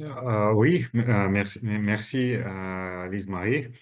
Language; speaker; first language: French; non-native, learner; Russian